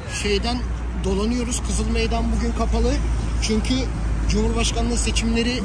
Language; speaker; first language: Turkish; native; Turkish